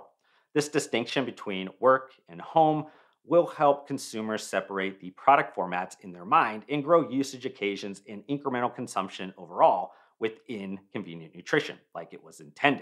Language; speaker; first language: English; native; English